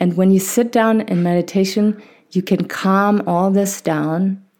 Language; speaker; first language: English; non-native, fluent; German